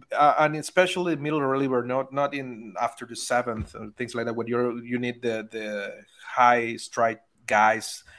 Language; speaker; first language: English; non-native, fluent; Spanish